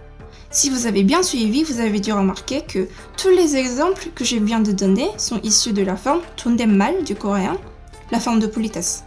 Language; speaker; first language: French; native; French